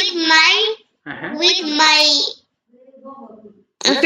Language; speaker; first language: English; non-native, learner; Bangla